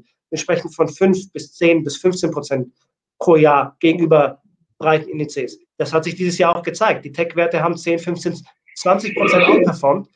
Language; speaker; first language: German; native; German